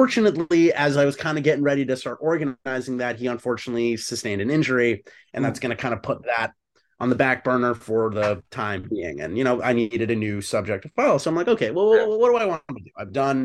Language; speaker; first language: English; native; English